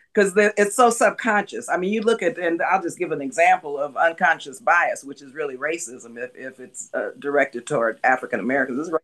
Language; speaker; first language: English; native; English